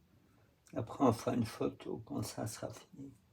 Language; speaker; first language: French; non-native, fluent; Russian